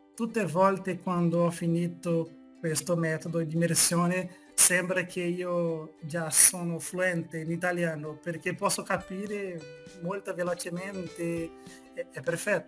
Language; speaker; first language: Italian; non-native, learner; Portuguese